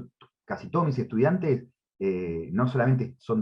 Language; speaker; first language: Spanish; native; Spanish